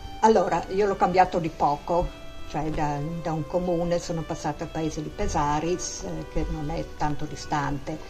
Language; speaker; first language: Italian; non-native, local second language; Friulian